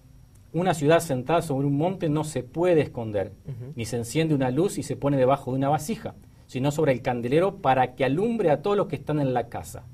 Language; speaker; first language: Spanish; native; Spanish